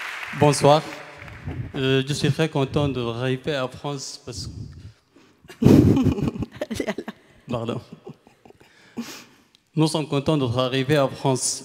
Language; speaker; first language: French; non-native, learner; Arabic